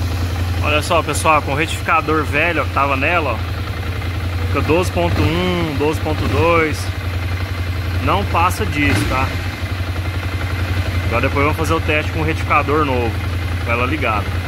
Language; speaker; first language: Portuguese; native; Portuguese